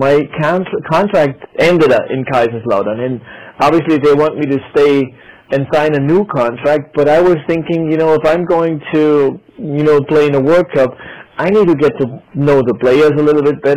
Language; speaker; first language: English; non-native, fluent; German